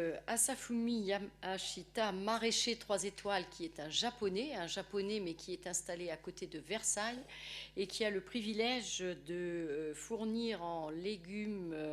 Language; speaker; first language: French; native; French